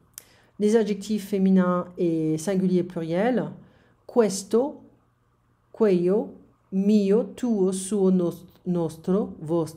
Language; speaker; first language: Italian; non-native, learner; French